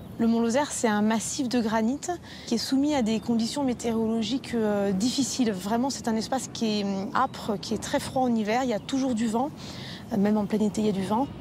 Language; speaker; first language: French; native; French